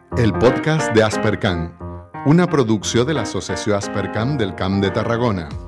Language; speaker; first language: Catalan; non-native, local second language; Spanish